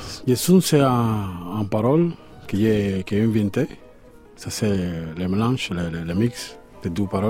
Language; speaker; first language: French; non-native, learner; Spanish